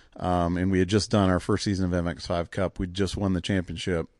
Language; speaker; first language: English; native; English